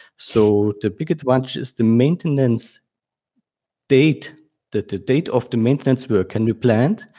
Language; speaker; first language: English; non-native, fluent; German